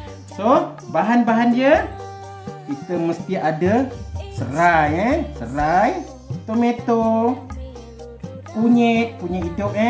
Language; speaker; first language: Malay; native; Malay